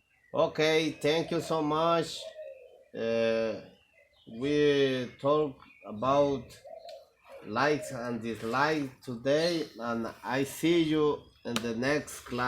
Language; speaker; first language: English; non-native, learner; Spanish